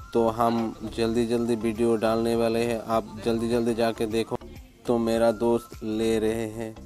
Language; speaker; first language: Hindi; non-native, local second language; Bangla